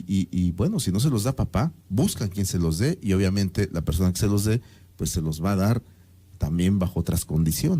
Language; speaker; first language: Spanish; native; Spanish